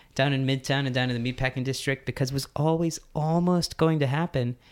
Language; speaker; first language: English; early bilingual, other home language; Hindi